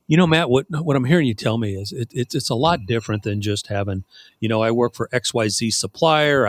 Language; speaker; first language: English; native; English